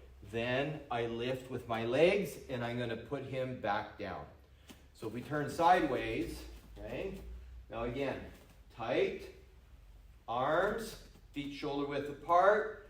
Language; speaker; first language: English; native; English